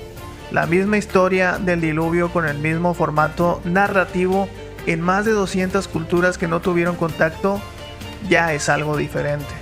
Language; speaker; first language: Spanish; native; Spanish